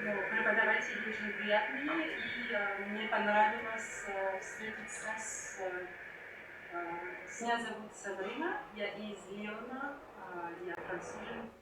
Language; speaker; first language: Russian; non-native, learner; French